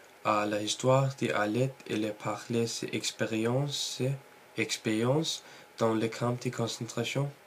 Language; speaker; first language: French; non-native, learner; Norwegian